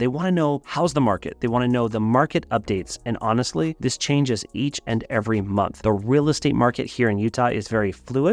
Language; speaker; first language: English; native; English